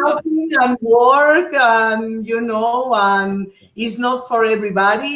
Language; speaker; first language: English; non-native, fluent; Portuguese